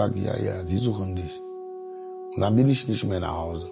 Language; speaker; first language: German; non-native, fluent; Ewe